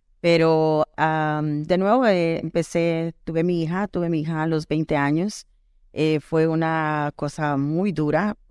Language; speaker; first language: Spanish; early bilingual, heritage; Spanish